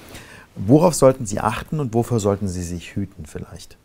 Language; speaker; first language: German; native; German